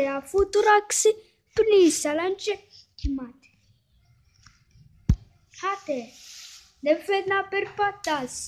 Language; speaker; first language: Greek; early bilingual, heritage; Greek